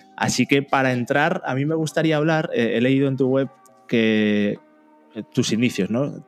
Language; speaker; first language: Spanish; native; Spanish